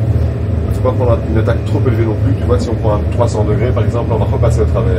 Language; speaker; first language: French; native; French